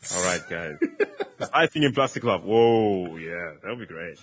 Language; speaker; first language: English; non-native, fluent; Italian